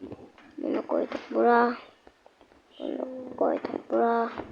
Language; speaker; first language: Turkish; non-native, learner; Azerbaijani